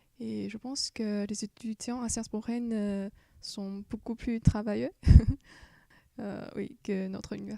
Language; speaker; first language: French; non-native, fluent; Chinese